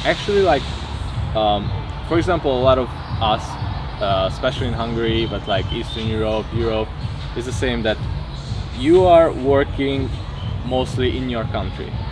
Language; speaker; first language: English; non-native, fluent; Hungarian